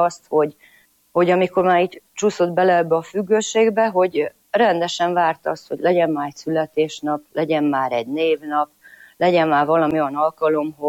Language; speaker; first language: Hungarian; non-native, local second language; Croatian